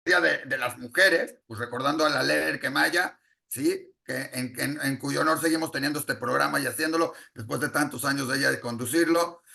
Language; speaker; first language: Spanish; native; Spanish